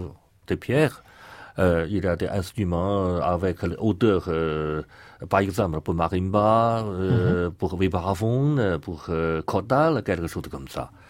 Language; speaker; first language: French; non-native, learner; Chinese